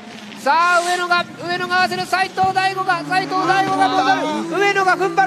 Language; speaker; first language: Japanese; native; Japanese